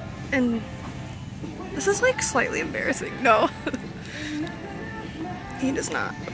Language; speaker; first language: English; native; English